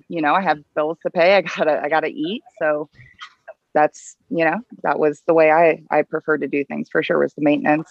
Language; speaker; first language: English; native; English